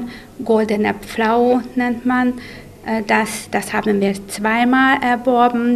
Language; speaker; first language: German; non-native, local second language; Hungarian